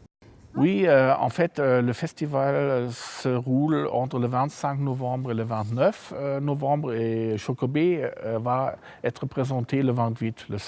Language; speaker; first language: French; non-native, fluent; German